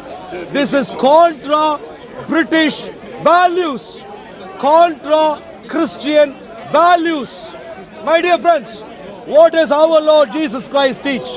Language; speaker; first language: English; non-native, fluent; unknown